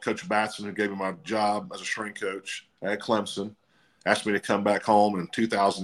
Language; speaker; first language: English; native; English